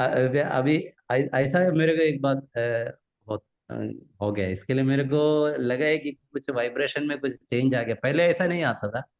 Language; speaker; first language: Hindi; non-native, local second language; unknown